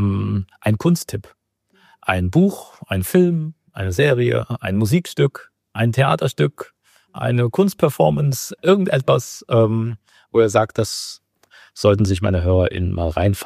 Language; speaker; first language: German; native; German